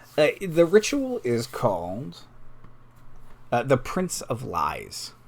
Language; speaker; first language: English; native; English